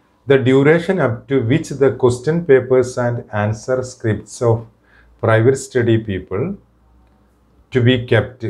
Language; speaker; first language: English; non-native, local second language; Malayalam